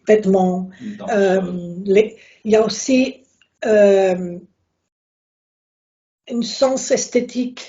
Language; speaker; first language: French; non-native, fluent; Spanish